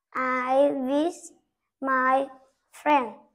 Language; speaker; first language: English; non-native, learner; Vietnamese